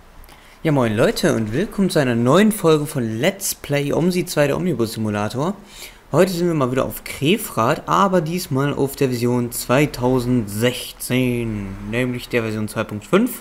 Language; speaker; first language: German; native; German